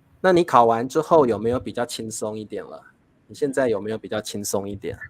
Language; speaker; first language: Chinese; native; Chinese